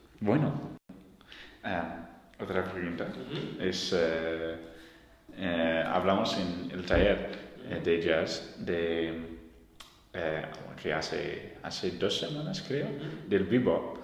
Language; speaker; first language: Spanish; non-native, learner; English